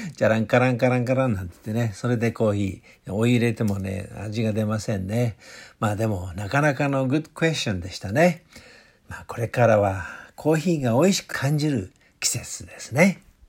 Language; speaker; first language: Japanese; native; Japanese